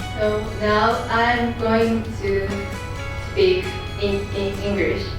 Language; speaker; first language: English; non-native, learner; Japanese